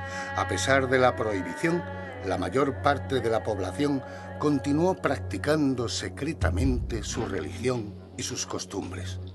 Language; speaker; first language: Spanish; native; Spanish